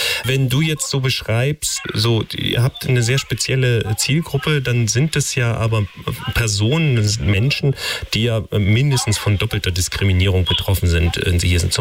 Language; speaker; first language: German; native; German